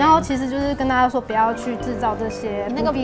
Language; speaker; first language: Chinese; native; Chinese